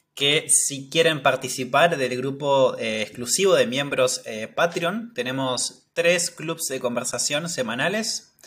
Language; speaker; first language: Spanish; native; Spanish